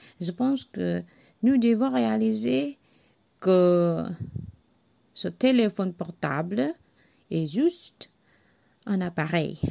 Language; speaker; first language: French; non-native, learner; Javanese